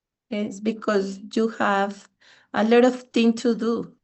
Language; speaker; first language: English; non-native, learner; Spanish